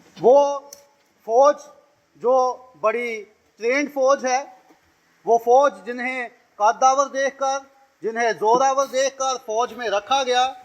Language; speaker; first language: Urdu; non-native, local second language; Punjabi